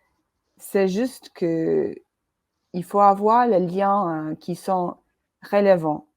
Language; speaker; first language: French; non-native, fluent; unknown